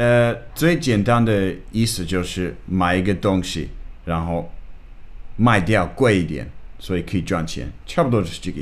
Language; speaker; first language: Chinese; non-native, fluent; English